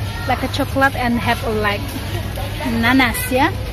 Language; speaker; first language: English; non-native, learner; Indonesian